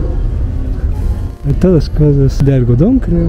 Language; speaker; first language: Spanish; non-native, fluent; Italian